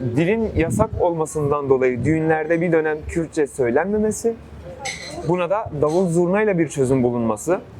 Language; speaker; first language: Turkish; non-native, local second language; Kurdish